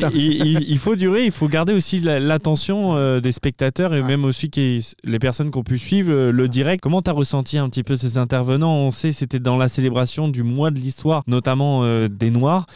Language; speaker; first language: French; native; French